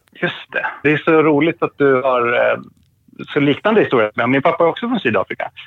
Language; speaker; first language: Swedish; native; Swedish